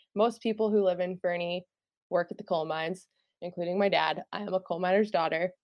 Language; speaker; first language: English; native; English